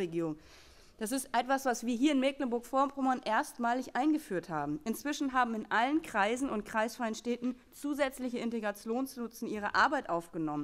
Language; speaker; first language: German; native; German